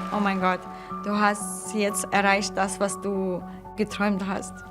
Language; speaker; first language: German; non-native, fluent; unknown